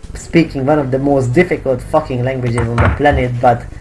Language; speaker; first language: English; non-native, fluent; Hungarian